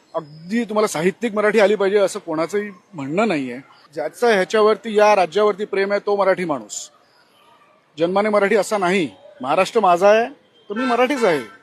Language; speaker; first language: Marathi; non-native, local second language; Gujarati